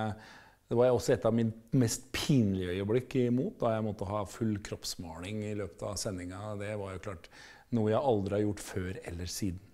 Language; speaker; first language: Norwegian; native; Norwegian